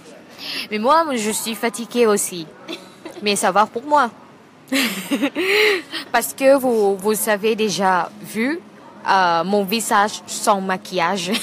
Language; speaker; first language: French; non-native, learner; Thai